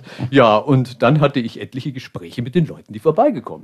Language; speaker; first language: German; native; German